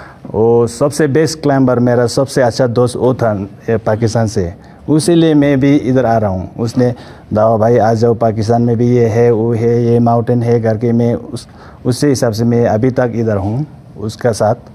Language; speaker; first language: Hindi; non-native, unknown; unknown